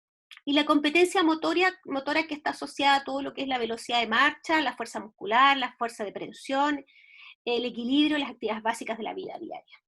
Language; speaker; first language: Spanish; native; Spanish